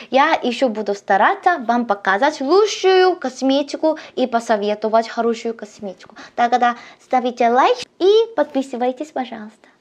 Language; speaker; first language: Russian; non-native, learner; Korean